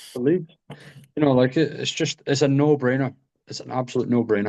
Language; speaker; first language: English; native; English